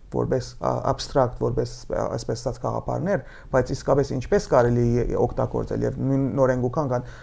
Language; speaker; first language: Armenian; early bilingual, heritage; Armenian